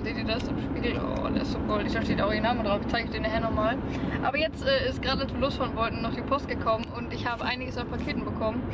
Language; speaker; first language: German; native; German